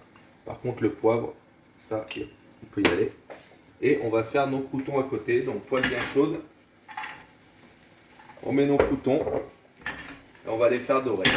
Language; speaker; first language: French; native; French